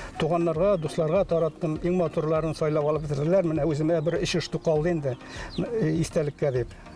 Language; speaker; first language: Tatar; native; Tatar